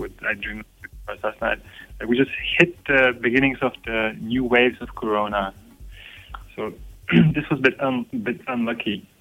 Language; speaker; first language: English; non-native, fluent; Bulgarian